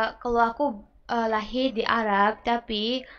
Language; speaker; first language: Indonesian; early bilingual, other home language; Bangla